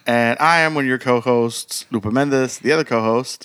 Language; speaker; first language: English; early bilingual, other home language; Spanish